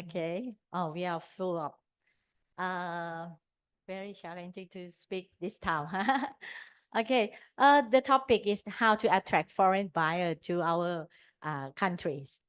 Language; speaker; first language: English; non-native, learner; Thai